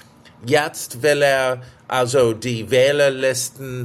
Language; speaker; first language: German; non-native, fluent; English